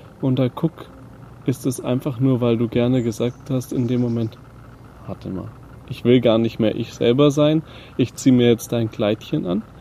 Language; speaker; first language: German; native; German